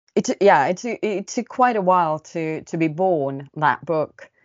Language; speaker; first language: English; early bilingual, other home language; Estonian